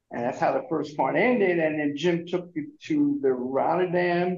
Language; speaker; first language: English; native; English